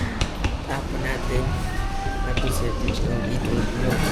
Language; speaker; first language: Filipino; non-native, local second language; Cebuano